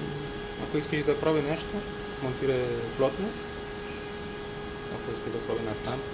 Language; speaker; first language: Bulgarian; non-native, learner; Italian